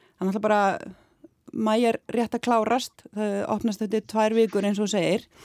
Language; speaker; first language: Icelandic; native; Icelandic